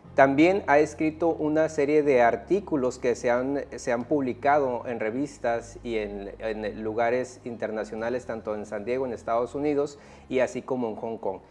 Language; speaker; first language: Spanish; native; Spanish